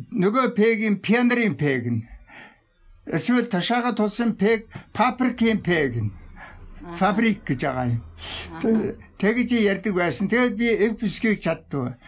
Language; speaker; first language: Mongolian; non-native, local second language; Tuvinian